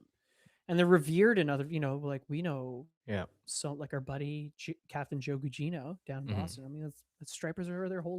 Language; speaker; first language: English; native; English